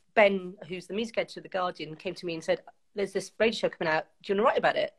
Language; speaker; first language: English; native; English